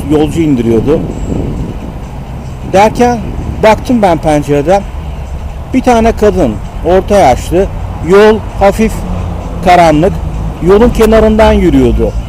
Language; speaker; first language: Turkish; native; Turkish